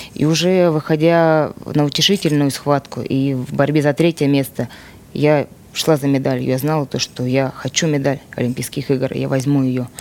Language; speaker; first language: Russian; native; Russian